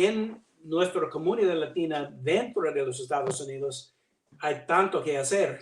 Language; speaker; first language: Spanish; non-native, learner; English